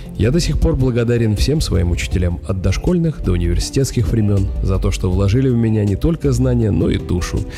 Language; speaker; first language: Russian; early bilingual, other home language; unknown